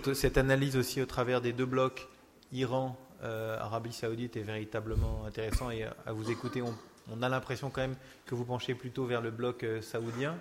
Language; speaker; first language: French; native; French